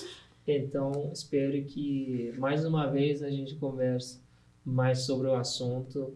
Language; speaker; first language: Portuguese; non-native, learner; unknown